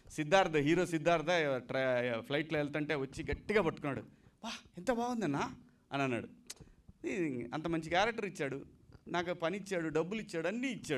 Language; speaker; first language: Telugu; native; Telugu